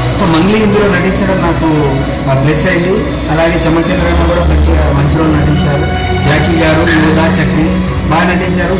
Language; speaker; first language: Telugu; non-native, local second language; Lambadi